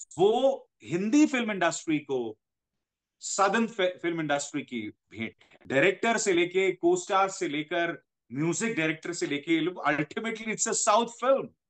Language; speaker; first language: Hindi; native; Hindi